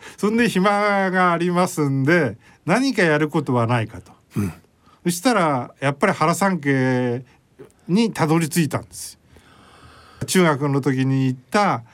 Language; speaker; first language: Japanese; native; Japanese